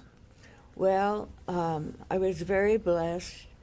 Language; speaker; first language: English; native; English